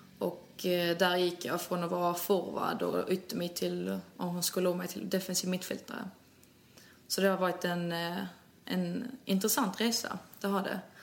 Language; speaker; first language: Swedish; early bilingual, other home language; Albanian